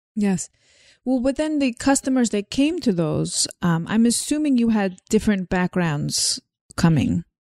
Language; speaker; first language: English; non-native, fluent; Slovenian